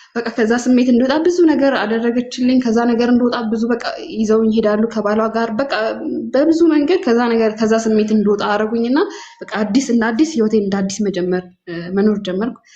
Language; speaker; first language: Amharic; native; Amharic